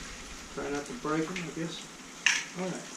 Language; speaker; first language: English; native; English